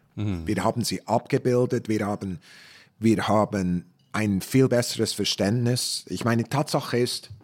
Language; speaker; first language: German; native; German